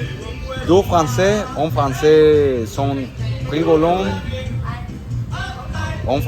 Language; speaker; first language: French; non-native, learner; Spanish